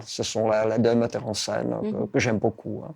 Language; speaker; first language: French; non-native, fluent; Czech